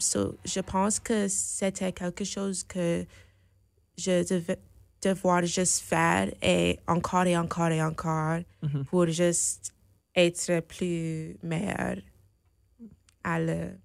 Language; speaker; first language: French; non-native, fluent; English